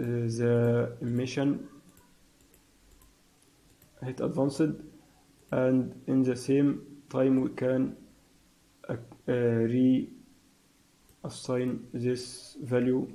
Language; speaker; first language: English; non-native, fluent; Arabic